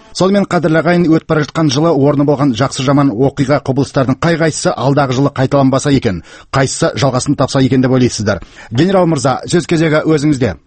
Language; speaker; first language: Kazakh; native; Kazakh